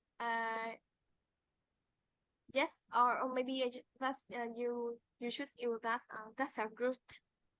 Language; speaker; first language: English; non-native, fluent; Vietnamese